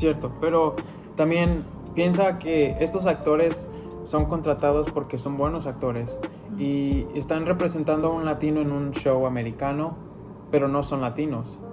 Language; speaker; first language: Spanish; early bilingual, other home language; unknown